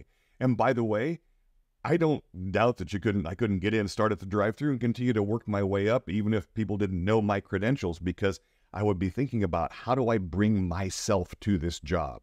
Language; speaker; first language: English; native; English